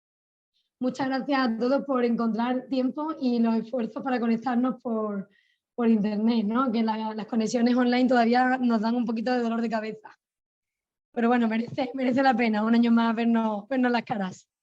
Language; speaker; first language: Spanish; native; Spanish